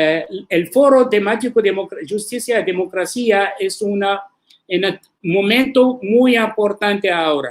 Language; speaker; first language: Spanish; non-native, learner; Arabic